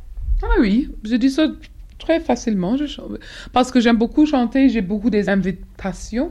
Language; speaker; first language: French; non-native, fluent; English